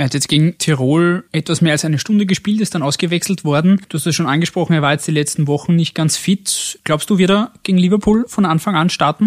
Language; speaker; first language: German; native; German